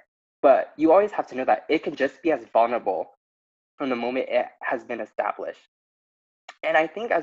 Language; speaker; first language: English; native; English